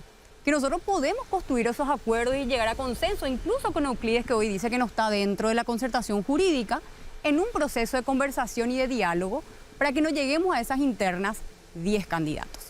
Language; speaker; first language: Spanish; native; Spanish